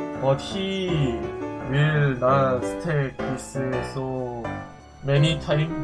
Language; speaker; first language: English; non-native, learner; Korean